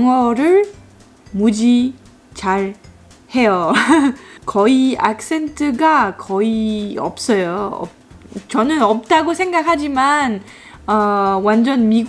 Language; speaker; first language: Korean; non-native, fluent; French